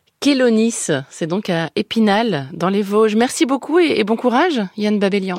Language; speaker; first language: French; native; French